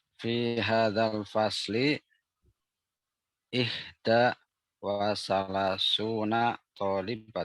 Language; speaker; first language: Arabic; non-native, learner; Indonesian